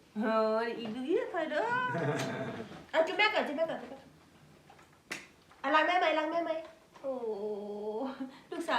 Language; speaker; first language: Dutch; non-native, learner; Thai